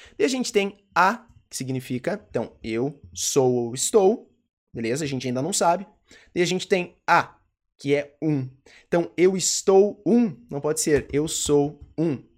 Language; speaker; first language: Portuguese; native; Portuguese